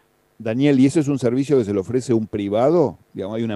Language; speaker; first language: Spanish; native; Spanish